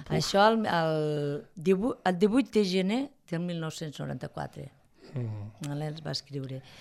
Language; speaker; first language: Catalan; native; Catalan